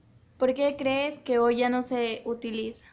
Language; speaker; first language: Spanish; native; Spanish